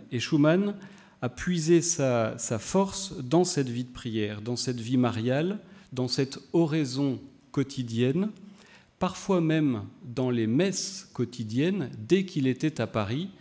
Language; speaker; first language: French; native; French